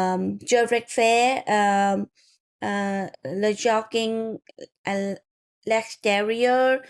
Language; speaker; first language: French; non-native, learner; Vietnamese